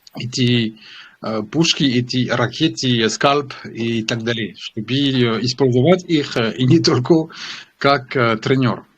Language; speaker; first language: Russian; non-native, learner; French